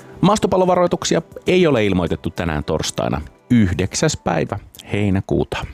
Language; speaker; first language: Finnish; native; Finnish